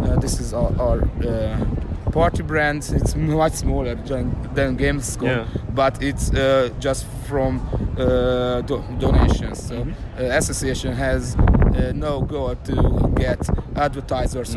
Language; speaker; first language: English; non-native, learner; Hungarian